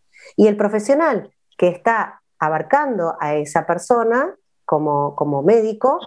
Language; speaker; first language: Spanish; native; Spanish